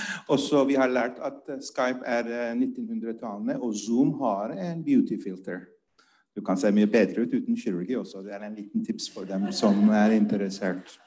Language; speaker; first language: Norwegian; non-native, fluent; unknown